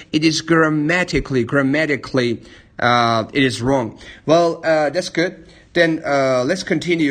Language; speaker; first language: English; non-native, fluent; Persian